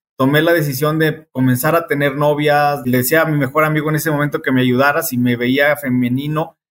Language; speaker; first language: Spanish; native; Spanish